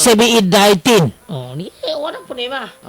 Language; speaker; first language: Filipino; non-native, learner; Chinese